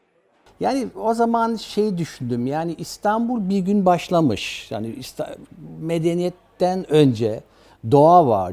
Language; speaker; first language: Turkish; early bilingual, other home language; German